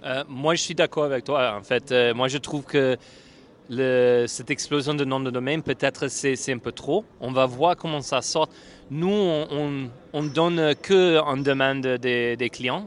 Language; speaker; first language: French; non-native, fluent; English